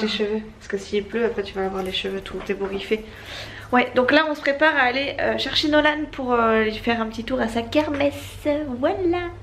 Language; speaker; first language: French; native; French